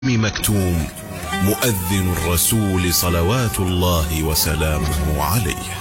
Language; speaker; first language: Arabic; native; Arabic